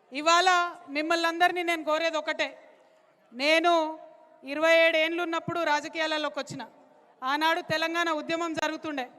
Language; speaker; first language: Telugu; native; Telugu